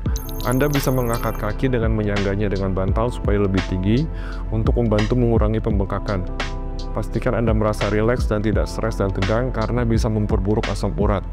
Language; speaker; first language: Indonesian; native; Indonesian